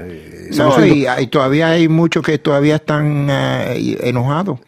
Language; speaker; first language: Spanish; early bilingual, heritage; Spanish